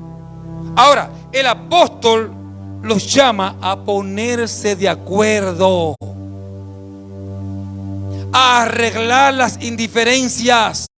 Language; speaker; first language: Spanish; native; Spanish